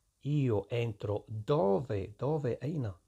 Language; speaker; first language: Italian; non-native, fluent; Arabic